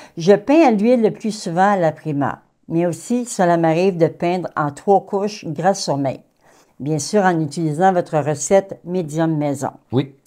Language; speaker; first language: French; native; French